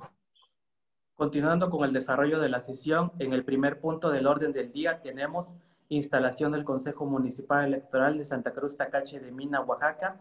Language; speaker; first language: Spanish; native; Spanish